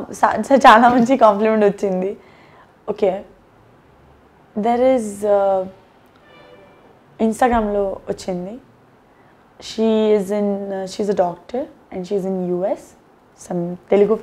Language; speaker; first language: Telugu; non-native, learner; Gujarati